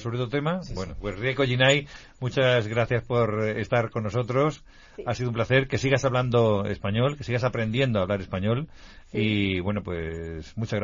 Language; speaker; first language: Spanish; native; Spanish